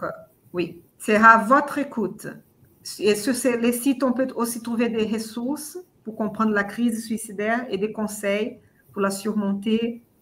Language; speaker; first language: French; non-native, fluent; Portuguese